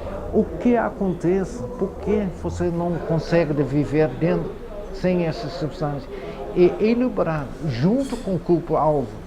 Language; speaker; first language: Portuguese; non-native, fluent; Dutch